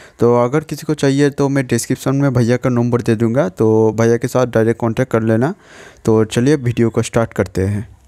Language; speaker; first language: Hindi; non-native, local second language; Bangla